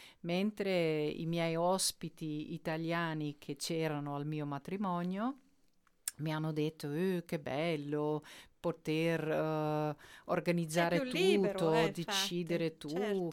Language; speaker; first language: Italian; non-native, fluent; Dutch